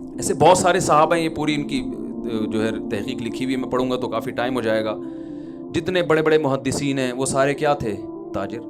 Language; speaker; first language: Urdu; native; Urdu